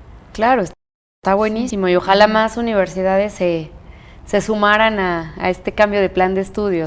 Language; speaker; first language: Spanish; native; Spanish